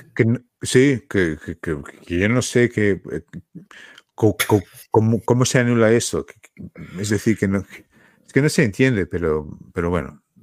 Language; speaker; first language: Spanish; non-native, fluent; Portuguese